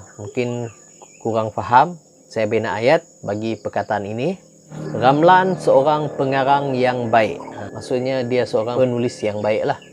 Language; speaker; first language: Malay; non-native, local second language; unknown